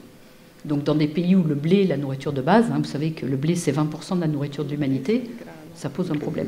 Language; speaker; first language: French; native; French